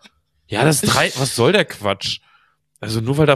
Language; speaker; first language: German; native; German